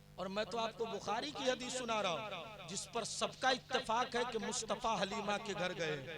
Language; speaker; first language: Hindi; native; Hindi